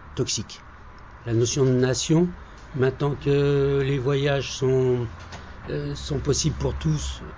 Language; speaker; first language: French; native; French